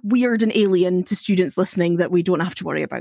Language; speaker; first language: English; native; English